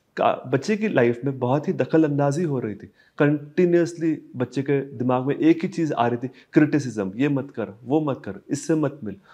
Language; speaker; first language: Hindi; native; Hindi